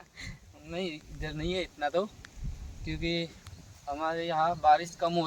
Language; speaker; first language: Hindi; non-native, local second language; Gujarati